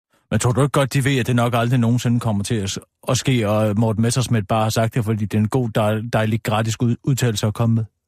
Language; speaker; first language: Danish; native; Danish